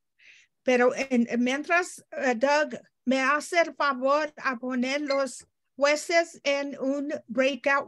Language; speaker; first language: Spanish; non-native, learner; English